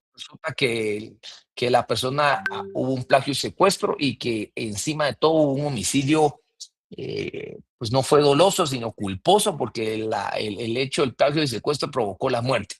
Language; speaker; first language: Spanish; native; Spanish